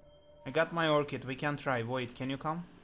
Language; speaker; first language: English; non-native, learner; Turkish